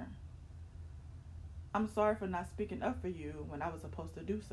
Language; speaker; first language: English; native; English